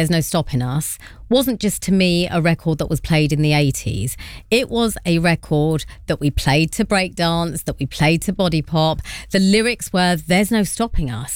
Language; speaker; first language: English; native; English